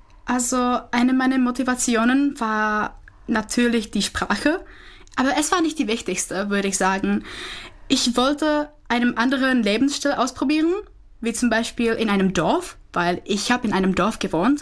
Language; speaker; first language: German; non-native, fluent; Czech